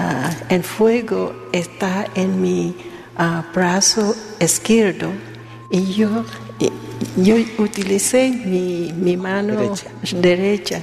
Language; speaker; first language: Spanish; non-native, learner; Vietnamese